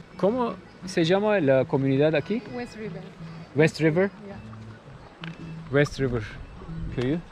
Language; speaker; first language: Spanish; non-native, learner; Turkish